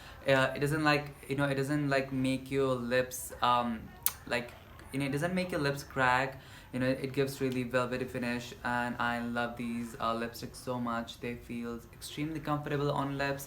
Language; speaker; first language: English; non-native, local second language; Nepali